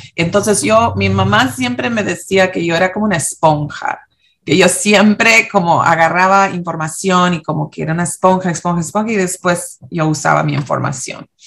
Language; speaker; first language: Spanish; early bilingual, heritage; Spanish